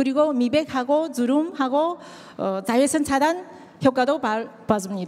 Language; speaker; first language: Korean; native; Korean